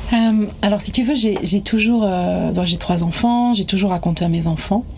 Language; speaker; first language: French; native; French